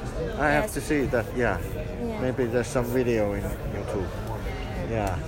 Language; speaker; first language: English; non-native, fluent; Finnish